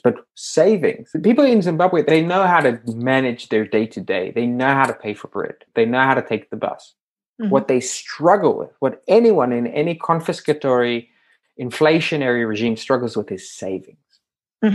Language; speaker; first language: English; native; English